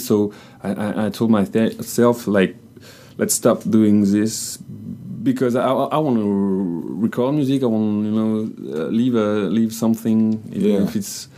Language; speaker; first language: English; non-native, fluent; French